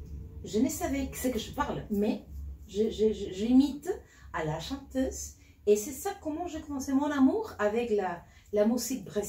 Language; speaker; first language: French; non-native, learner; Spanish